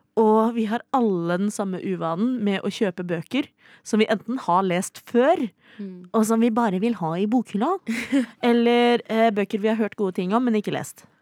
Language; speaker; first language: Norwegian; native; Norwegian